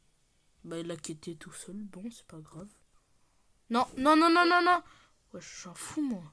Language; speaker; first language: French; native; French